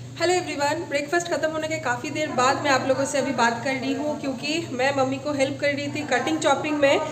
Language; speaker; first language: Hindi; non-native, local second language; Bangla